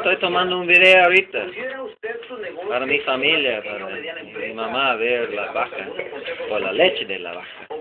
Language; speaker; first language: Spanish; non-native, learner; English